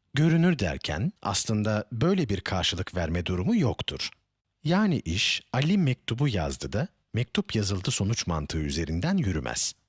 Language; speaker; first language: Turkish; native; Turkish